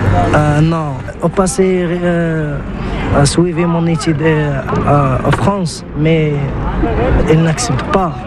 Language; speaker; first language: French; non-native, learner; Arabic